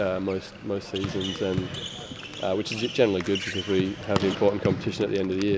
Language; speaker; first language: English; native; English